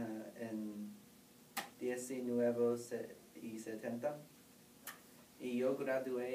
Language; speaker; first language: Spanish; non-native, learner; English